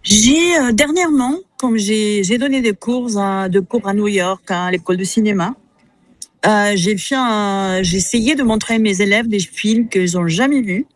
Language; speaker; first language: French; non-native, fluent; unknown